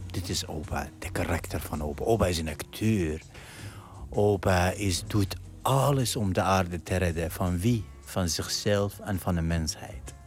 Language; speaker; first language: Dutch; non-native, fluent; Arabic